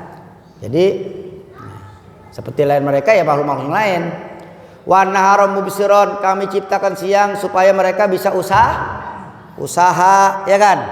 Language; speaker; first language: Malay; native; Malay